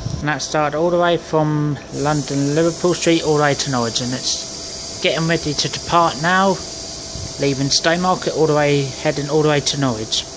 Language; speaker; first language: English; native; English